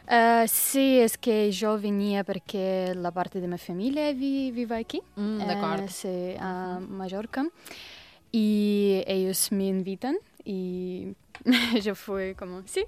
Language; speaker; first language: Catalan; non-native, learner; Russian